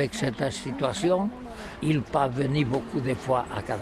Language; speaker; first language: French; non-native, learner; Catalan